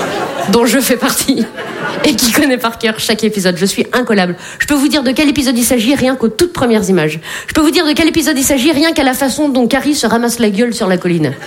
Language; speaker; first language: French; native; French